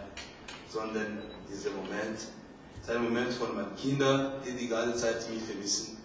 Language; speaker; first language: German; non-native, fluent; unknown